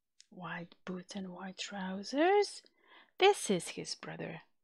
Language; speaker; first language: English; non-native, fluent; Macedonian